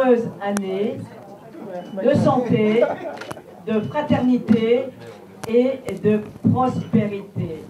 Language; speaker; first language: French; native; French